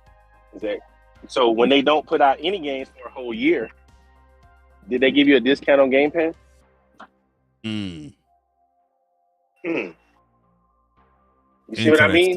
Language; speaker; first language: English; native; English